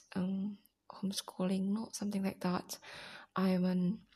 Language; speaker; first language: English; non-native, learner; Indonesian